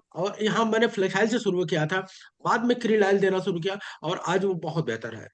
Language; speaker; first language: Hindi; native; Hindi